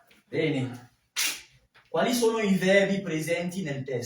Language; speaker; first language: Italian; non-native, fluent; French